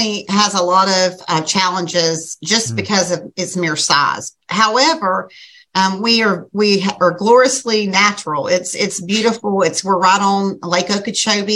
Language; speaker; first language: English; native; English